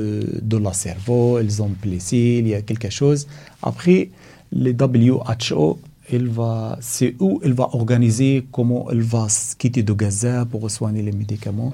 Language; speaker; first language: French; non-native, fluent; Arabic